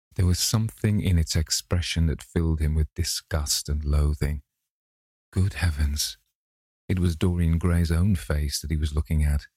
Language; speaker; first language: English; native; English